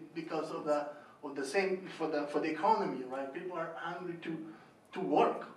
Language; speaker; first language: English; non-native, learner; Spanish